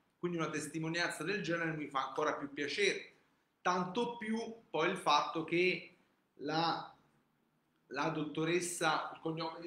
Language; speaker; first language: Italian; native; Italian